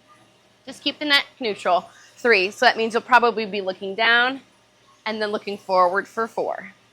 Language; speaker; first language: English; native; English